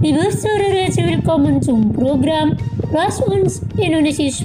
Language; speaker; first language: German; non-native, fluent; Indonesian